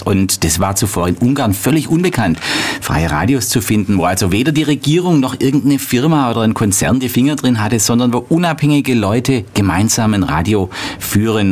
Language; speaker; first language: German; native; German